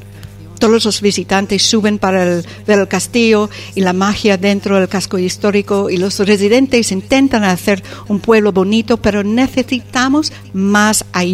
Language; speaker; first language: Spanish; non-native, fluent; English